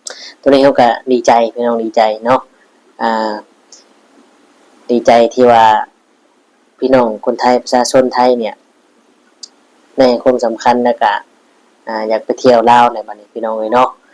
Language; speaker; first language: Thai; non-native, local second language; Northeastern Thai